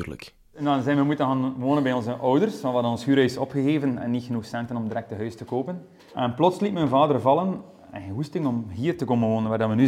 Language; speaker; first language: Dutch; native; Dutch